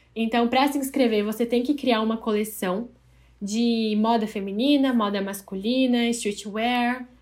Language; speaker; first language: Portuguese; native; Portuguese